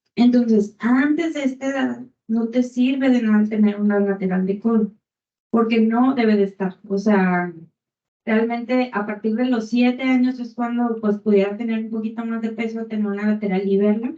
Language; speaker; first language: Spanish; native; Spanish